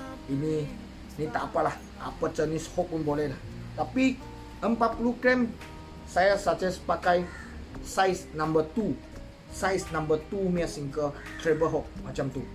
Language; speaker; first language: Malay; non-native, local second language; Chinese